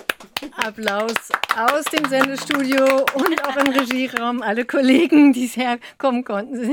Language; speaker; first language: German; native; German